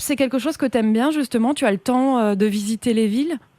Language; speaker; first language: French; native; French